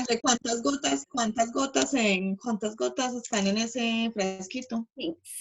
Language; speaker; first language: Spanish; native; Spanish